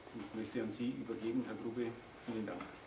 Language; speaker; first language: German; native; German